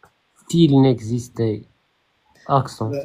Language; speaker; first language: French; non-native, learner; Arabic